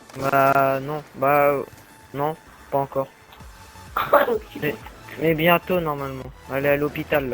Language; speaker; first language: French; native; French